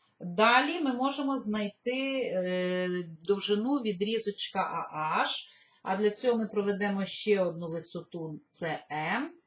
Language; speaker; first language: Ukrainian; native; Ukrainian